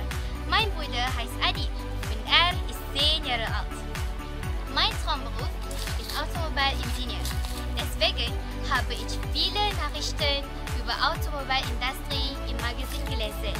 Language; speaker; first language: German; non-native, learner; Malay